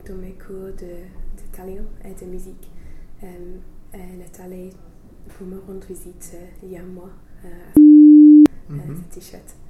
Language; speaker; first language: French; non-native, fluent; English